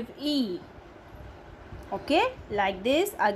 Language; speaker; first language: English; non-native, local second language; Hindi